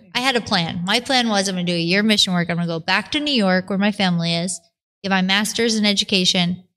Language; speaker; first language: English; native; English